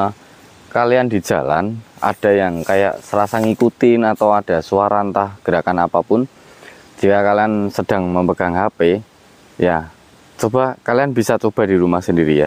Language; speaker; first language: Indonesian; native; Indonesian